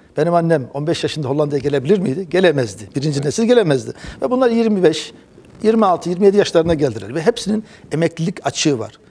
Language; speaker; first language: Turkish; early bilingual, heritage; Turkish